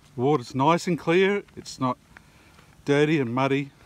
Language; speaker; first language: English; native; English